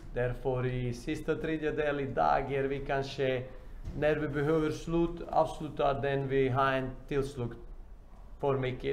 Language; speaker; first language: Swedish; non-native, fluent; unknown